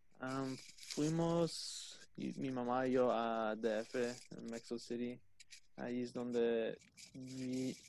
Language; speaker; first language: Spanish; early bilingual, heritage; English